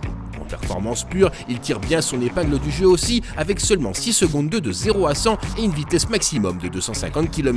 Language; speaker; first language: French; native; French